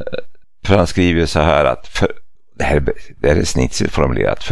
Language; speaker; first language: Swedish; native; Swedish